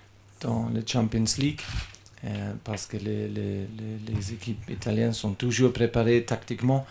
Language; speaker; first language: French; non-native, learner; German